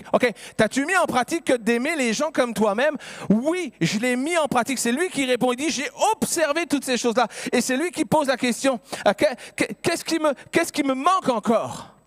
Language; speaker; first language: French; native; French